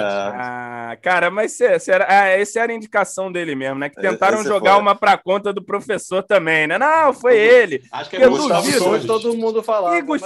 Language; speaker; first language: Portuguese; native; Portuguese